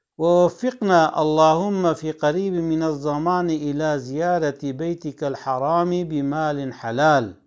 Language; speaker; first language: Arabic; non-native, fluent; Kurdish